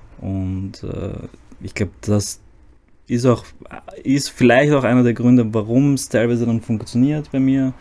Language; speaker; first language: German; early bilingual, other home language; Croatian